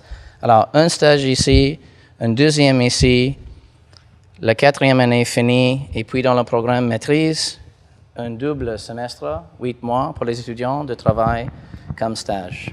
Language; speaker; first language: French; non-native, fluent; English